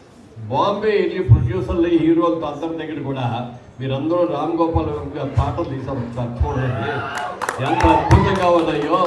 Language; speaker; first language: Telugu; native; Telugu